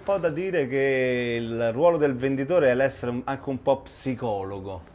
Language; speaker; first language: Italian; native; Italian